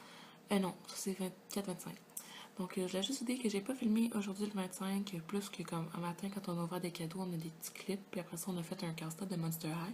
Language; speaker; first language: French; native; French